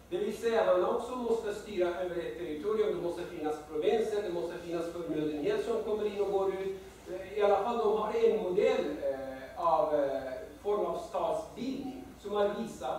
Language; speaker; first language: Swedish; non-native, fluent; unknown